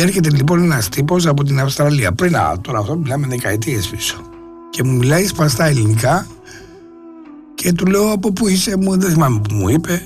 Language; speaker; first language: Greek; native; Greek